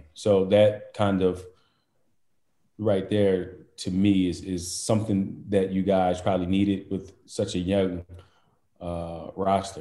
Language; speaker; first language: English; native; English